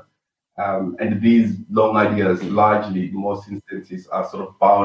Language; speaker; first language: English; non-native, local second language; Venda